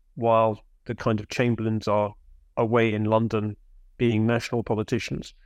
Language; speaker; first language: English; native; English